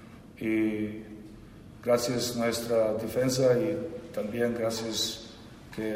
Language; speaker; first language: Spanish; non-native, learner; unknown